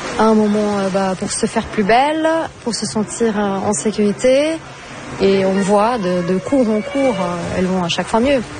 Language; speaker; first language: French; non-native, fluent; Portuguese